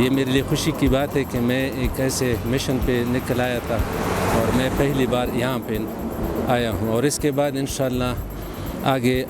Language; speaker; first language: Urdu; non-native, local second language; Pashto